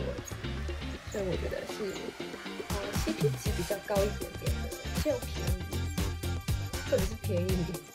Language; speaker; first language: Chinese; native; Chinese